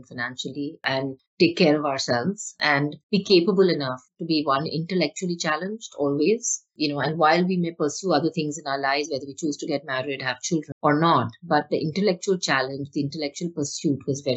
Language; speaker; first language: English; non-native, local second language; Hindi